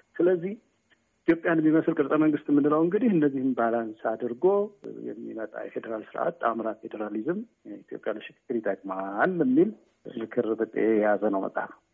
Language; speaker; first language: Amharic; native; Amharic